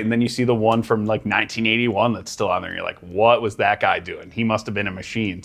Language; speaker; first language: English; native; English